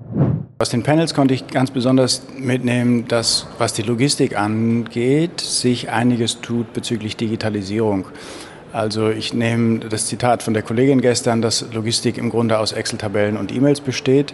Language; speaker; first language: German; native; German